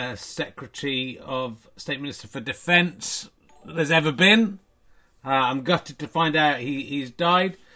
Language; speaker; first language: English; native; English